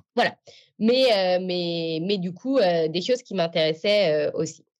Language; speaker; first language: French; native; French